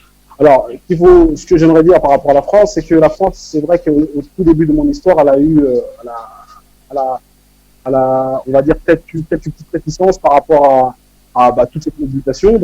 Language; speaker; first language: French; native; French